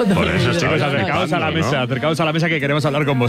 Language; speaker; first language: Spanish; native; Spanish